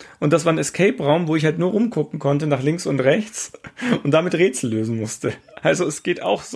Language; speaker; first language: German; native; German